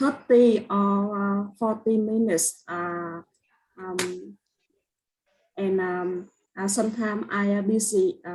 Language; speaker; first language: English; non-native, learner; Vietnamese